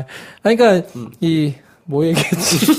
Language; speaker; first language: Korean; native; Korean